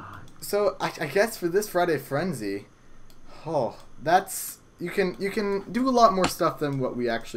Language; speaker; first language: English; native; English